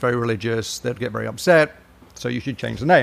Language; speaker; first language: English; native; English